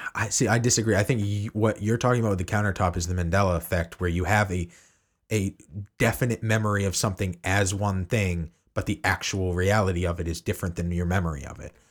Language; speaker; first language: English; native; English